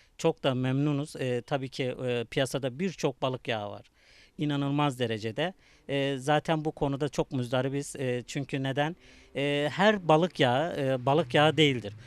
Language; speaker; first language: Turkish; native; Turkish